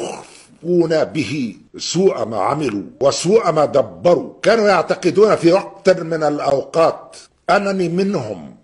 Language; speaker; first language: Arabic; native; Arabic